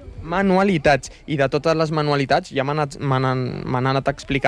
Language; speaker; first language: Catalan; native; Catalan